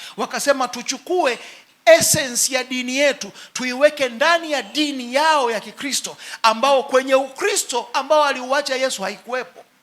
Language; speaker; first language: Swahili; native; Swahili